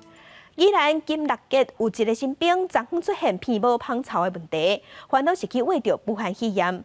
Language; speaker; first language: Chinese; native; Chinese